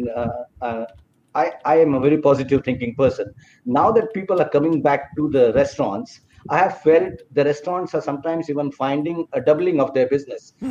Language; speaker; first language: English; non-native, local second language; Marathi